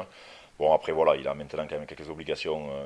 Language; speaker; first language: French; native; French